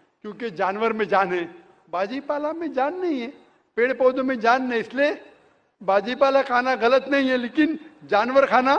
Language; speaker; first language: Hindi; native; Hindi